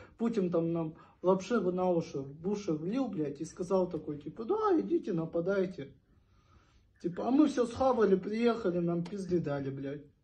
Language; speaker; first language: Russian; native; Russian